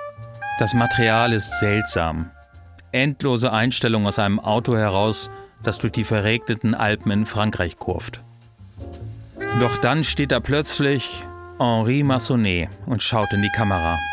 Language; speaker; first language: German; native; German